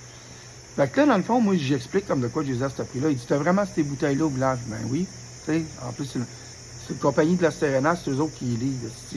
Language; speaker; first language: French; native; French